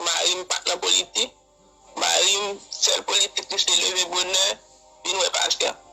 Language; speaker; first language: Haitian Creole; native; Haitian Creole